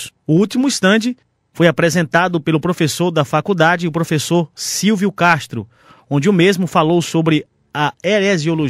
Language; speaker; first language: Portuguese; native; Portuguese